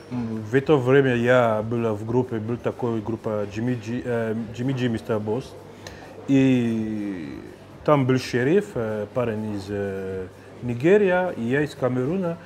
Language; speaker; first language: Russian; non-native, fluent; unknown